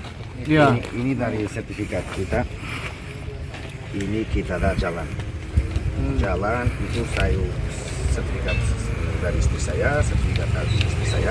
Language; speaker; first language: Indonesian; non-native, learner; English